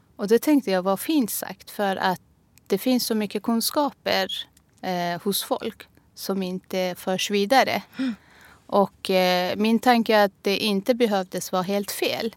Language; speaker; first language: Swedish; non-native, fluent; Persian